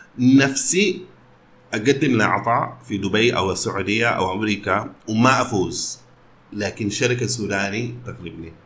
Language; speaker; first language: Arabic; early bilingual, heritage; Arabic